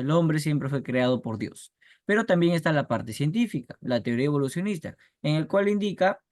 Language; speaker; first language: Spanish; native; Spanish